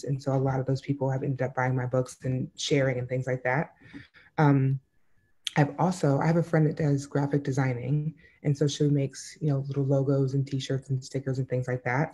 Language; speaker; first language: English; native; English